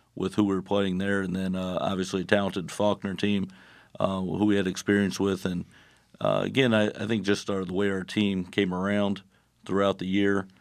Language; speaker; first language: English; native; English